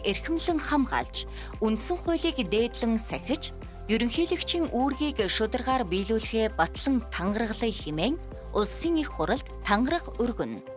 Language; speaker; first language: Mongolian; native; Mongolian